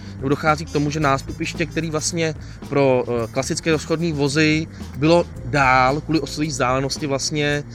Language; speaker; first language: Czech; native; Czech